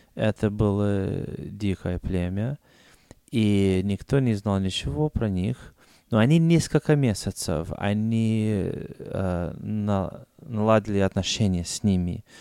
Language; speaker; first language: Russian; non-native, fluent; English